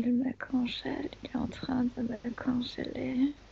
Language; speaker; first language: French; non-native, fluent; Spanish